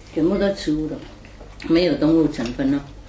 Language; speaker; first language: Chinese; non-native, fluent; Vietnamese